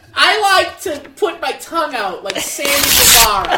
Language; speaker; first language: English; early bilingual, other home language; Greek